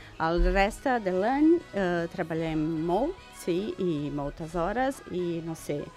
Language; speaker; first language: Catalan; non-native, learner; Portuguese